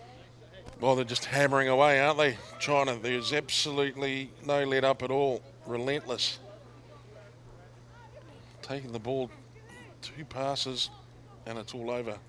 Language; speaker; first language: English; native; English